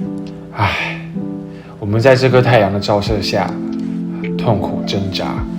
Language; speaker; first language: Chinese; native; Chinese